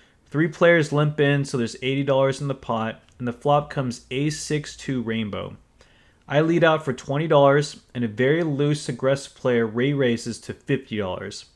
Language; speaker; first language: English; native; English